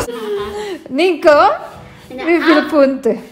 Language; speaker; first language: German; non-native, learner; Indonesian